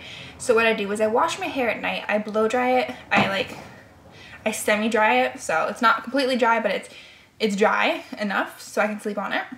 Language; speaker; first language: English; native; English